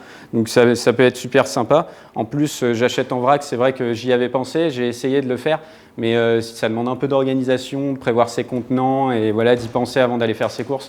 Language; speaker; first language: French; native; French